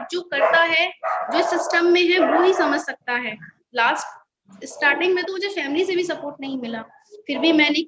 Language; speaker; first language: Hindi; native; Hindi